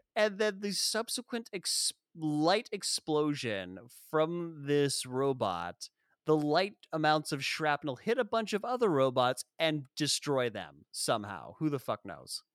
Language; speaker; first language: English; native; English